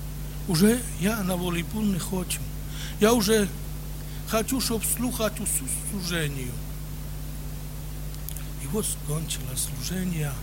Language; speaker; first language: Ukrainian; non-native, local second language; Romany